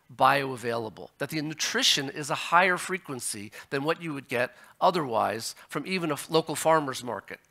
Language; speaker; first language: English; native; English